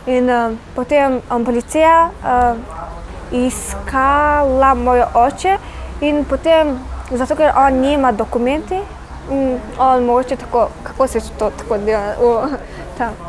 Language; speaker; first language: Russian; non-native, learner; Mongolian